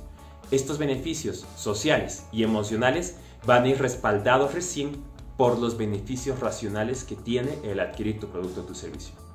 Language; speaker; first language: Spanish; native; Spanish